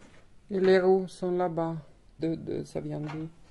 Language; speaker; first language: French; non-native, learner; Russian